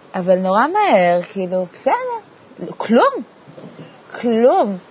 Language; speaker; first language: Hebrew; native; Hebrew